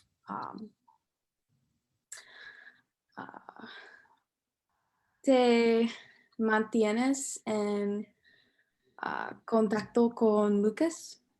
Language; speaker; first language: Spanish; non-native, learner; English